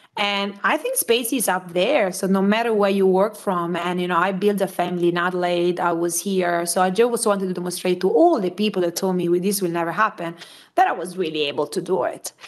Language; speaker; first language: English; non-native, fluent; Italian